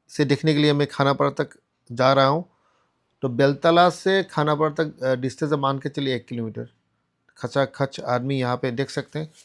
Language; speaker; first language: Hindi; non-native, local second language; Assamese